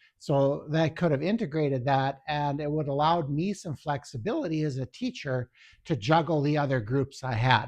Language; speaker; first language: English; native; English